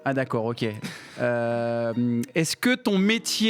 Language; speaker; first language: French; native; French